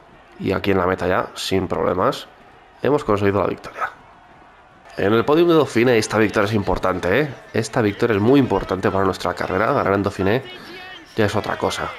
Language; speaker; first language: Spanish; native; Spanish